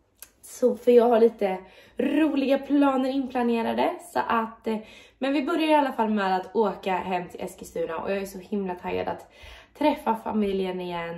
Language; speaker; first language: Swedish; native; Swedish